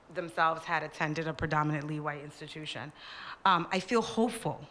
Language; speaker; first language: English; early bilingual, other home language; Spanish